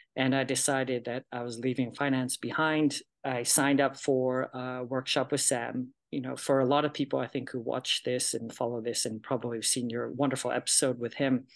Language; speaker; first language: English; early bilingual, other home language; Japanese